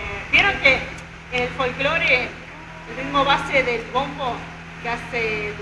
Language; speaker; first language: Spanish; native; Spanish